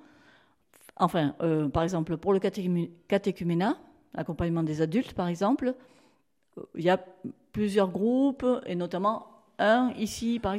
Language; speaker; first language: French; native; French